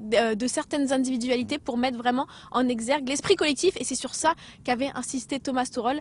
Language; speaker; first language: French; native; French